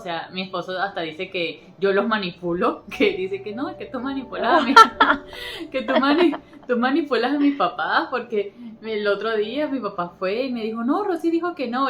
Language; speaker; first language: Spanish; native; Spanish